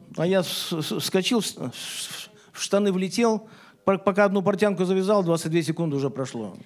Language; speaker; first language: Russian; native; Russian